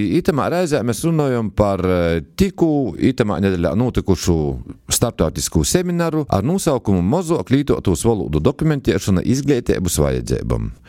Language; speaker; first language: Latvian; native; Latvian